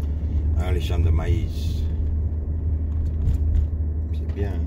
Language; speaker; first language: French; native; French